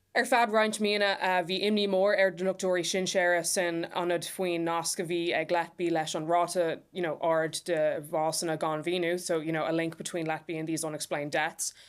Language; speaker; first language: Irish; non-native, local second language; English